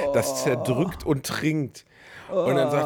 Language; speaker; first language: German; native; German